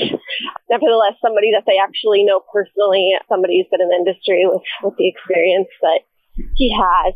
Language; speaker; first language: English; native; English